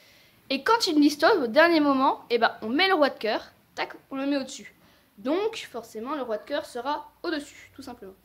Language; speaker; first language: French; native; French